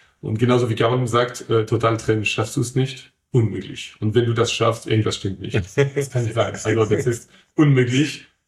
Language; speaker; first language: German; non-native, fluent; French